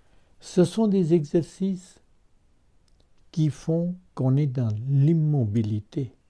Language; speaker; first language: French; non-native, fluent; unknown